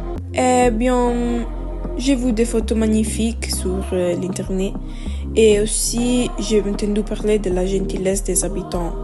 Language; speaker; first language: French; non-native, learner; Italian